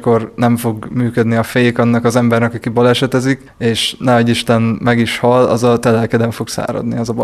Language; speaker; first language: Hungarian; native; Hungarian